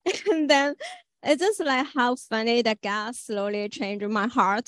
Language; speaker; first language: English; non-native, fluent; Chinese